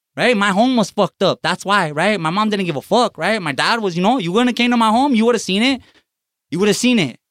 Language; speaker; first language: English; native; English